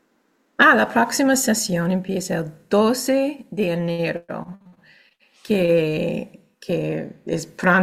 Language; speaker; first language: Spanish; non-native, fluent; English